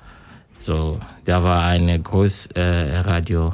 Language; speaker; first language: German; non-native, learner; Kinyarwanda